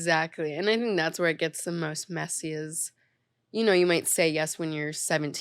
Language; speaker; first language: English; native; English